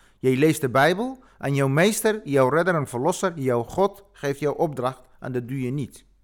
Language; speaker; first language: Dutch; non-native, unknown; Kurdish